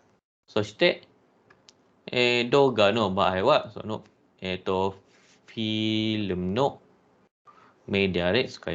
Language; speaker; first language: Japanese; non-native, fluent; Malay